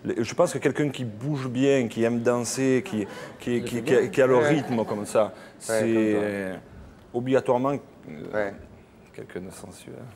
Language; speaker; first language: French; native; French